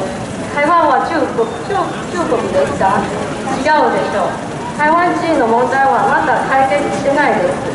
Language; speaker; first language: Japanese; non-native, learner; Chinese